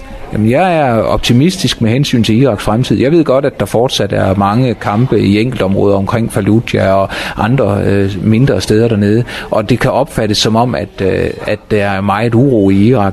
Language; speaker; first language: Danish; native; Danish